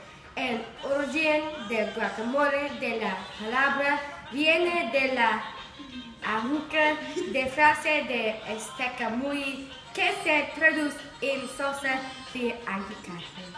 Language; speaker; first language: Spanish; non-native, learner; English